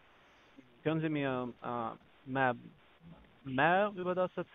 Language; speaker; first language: German; non-native, learner; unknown